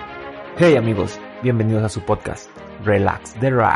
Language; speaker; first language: Spanish; native; Spanish